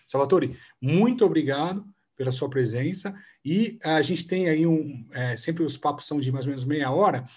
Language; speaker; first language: Portuguese; native; Portuguese